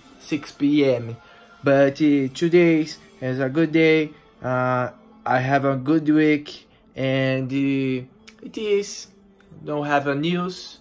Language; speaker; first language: English; non-native, learner; Portuguese